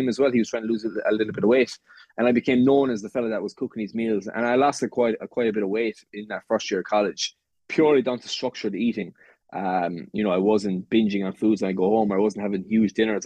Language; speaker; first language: English; native; English